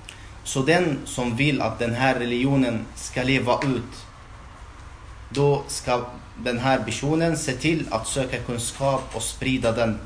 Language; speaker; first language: Swedish; non-native, fluent; Arabic